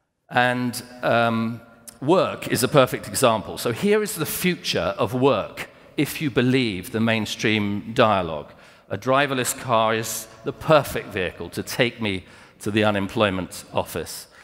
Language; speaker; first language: English; native; English